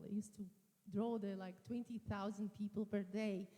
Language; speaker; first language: English; non-native, fluent; Latvian